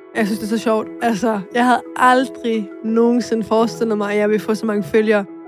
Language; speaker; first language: Danish; early bilingual, other home language; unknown